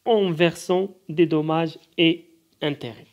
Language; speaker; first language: French; non-native, local second language; Arabic